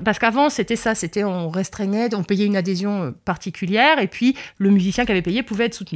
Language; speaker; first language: French; native; French